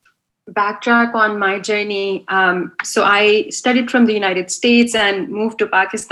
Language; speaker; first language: English; non-native, local second language; Urdu